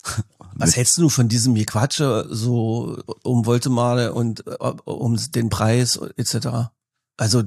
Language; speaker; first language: German; native; German